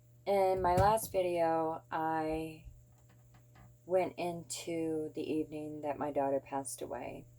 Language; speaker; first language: English; native; English